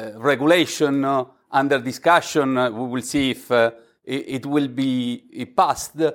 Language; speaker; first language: English; non-native, fluent; Italian